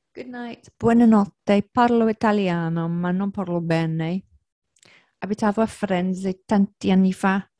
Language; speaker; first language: Italian; non-native, learner; English